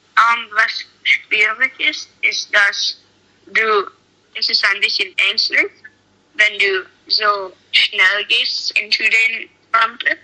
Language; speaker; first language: German; non-native, learner; English